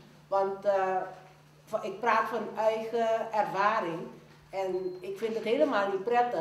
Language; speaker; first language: Dutch; non-native, local second language; Papiamento